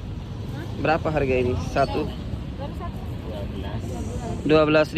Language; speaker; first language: Indonesian; non-native, learner; Urdu